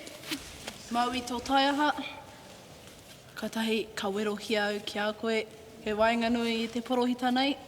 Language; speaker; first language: Māori; non-native, local second language; English